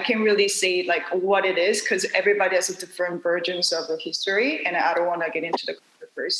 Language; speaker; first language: English; non-native, fluent; Korean